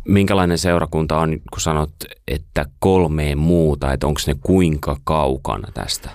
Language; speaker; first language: Finnish; native; Finnish